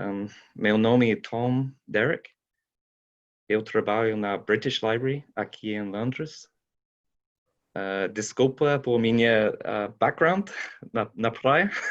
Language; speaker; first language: Portuguese; non-native, learner; English